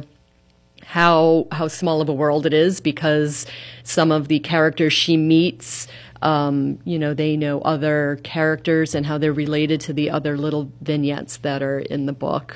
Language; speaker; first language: English; native; English